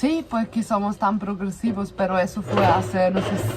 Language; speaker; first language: Spanish; non-native, fluent; German